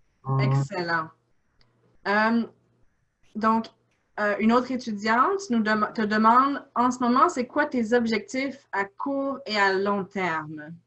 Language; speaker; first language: French; native; French